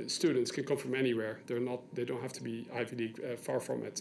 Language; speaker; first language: English; non-native, fluent; Dutch